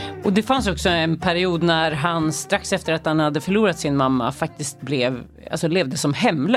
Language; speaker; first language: Swedish; native; Swedish